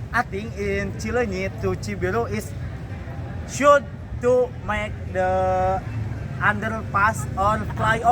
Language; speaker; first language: English; non-native, learner; Indonesian